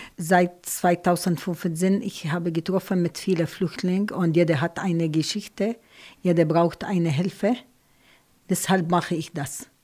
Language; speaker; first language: German; non-native, learner; Arabic